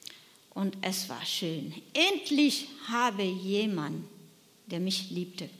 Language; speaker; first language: German; non-native, learner; Nepali